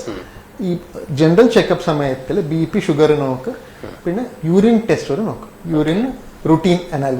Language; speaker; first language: Malayalam; non-native, learner; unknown